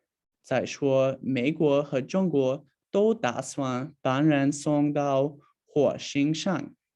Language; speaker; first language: Chinese; non-native, learner; English